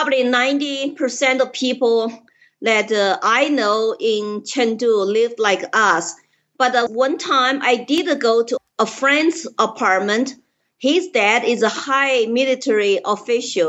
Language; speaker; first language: English; non-native, fluent; Chinese